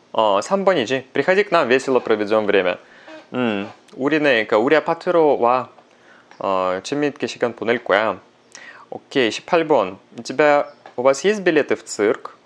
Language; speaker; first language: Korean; non-native, fluent; Russian